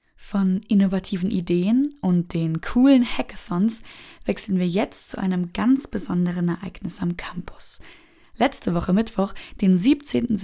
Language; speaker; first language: German; native; German